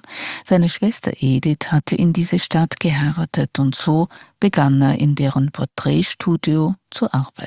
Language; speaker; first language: German; native; German